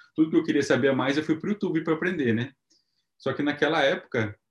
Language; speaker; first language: Portuguese; native; Portuguese